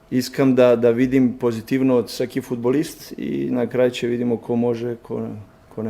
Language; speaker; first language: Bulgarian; non-native, learner; Serbian